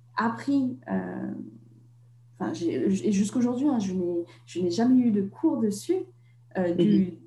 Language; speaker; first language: French; non-native, fluent; Vietnamese